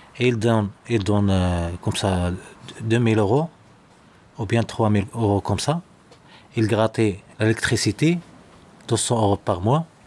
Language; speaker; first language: French; non-native, learner; Arabic